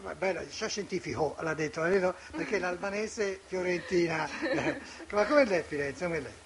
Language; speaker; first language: Italian; native; Italian